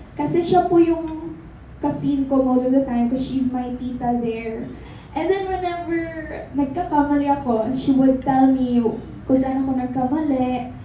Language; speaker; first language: Filipino; native; Filipino